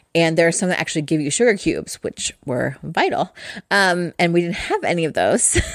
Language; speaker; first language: English; native; English